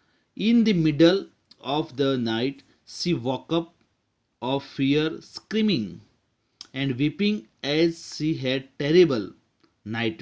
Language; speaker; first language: English; non-native, local second language; Gujarati